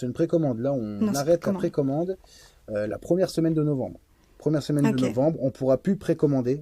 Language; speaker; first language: French; native; French